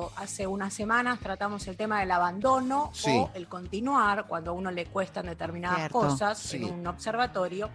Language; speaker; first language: Spanish; native; Spanish